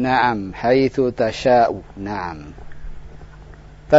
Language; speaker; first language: Arabic; non-native, fluent; Indonesian